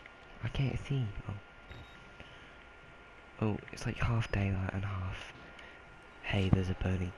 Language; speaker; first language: English; native; English